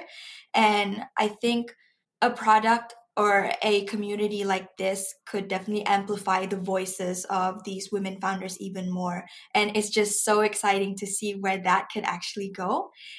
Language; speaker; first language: English; non-native, local second language; Malay